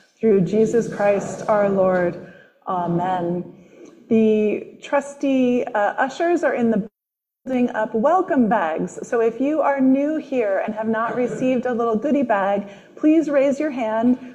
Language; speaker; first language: English; native; English